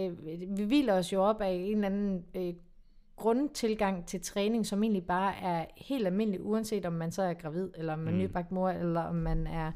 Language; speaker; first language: Danish; native; Danish